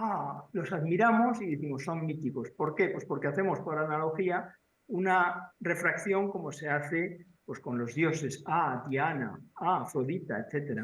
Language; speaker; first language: Spanish; native; Spanish